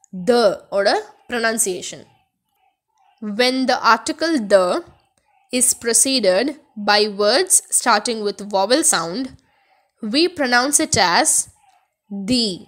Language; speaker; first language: English; non-native, local second language; Tamil